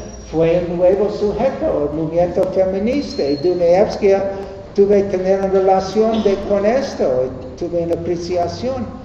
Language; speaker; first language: Spanish; non-native, learner; English